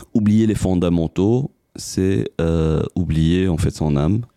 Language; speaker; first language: French; non-native, local second language; Arabic